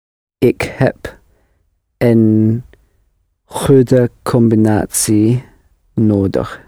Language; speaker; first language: Dutch; non-native, learner; English